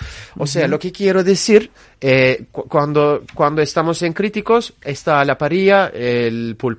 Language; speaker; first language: Spanish; non-native, fluent; Turkish